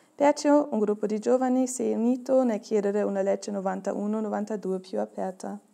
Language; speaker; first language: Italian; non-native, learner; German